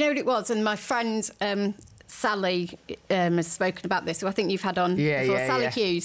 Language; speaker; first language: English; native; English